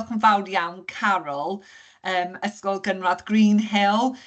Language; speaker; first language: Welsh; non-native, local second language; English